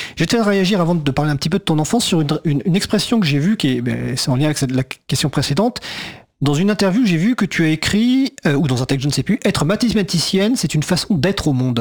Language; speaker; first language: French; native; French